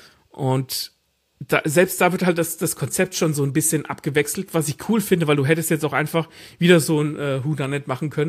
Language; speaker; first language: German; native; German